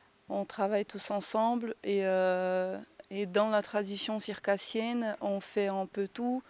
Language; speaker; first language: French; non-native, fluent; Portuguese